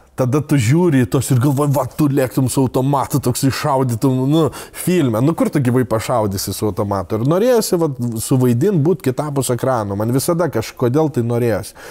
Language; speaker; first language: Lithuanian; native; Lithuanian